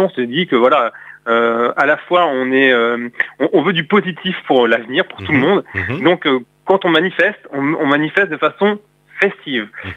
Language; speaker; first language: French; native; French